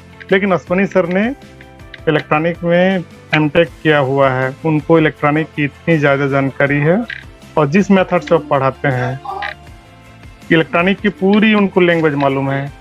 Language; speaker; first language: Hindi; native; Hindi